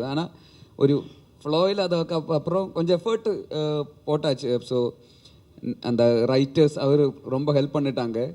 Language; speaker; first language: Tamil; non-native, learner; Malayalam